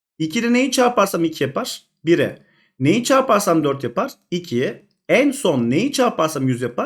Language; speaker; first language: Turkish; native; Turkish